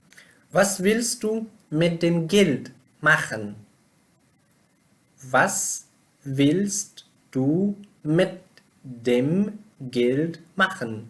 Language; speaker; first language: German; non-native, learner; Pashto